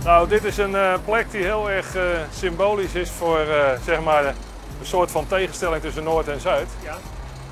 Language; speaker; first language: Dutch; native; Dutch